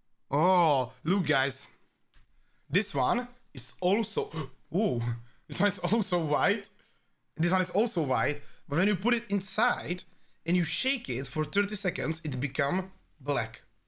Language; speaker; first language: English; non-native, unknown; Czech